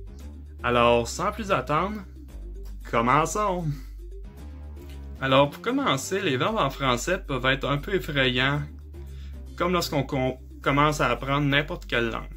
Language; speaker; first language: French; native; French